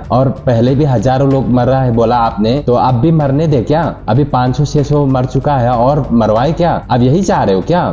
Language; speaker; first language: Hindi; non-native, local second language; Manipuri